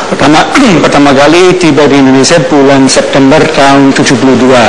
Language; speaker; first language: Indonesian; non-native, fluent; English